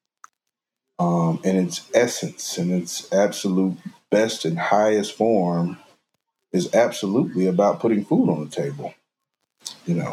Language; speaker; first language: English; native; English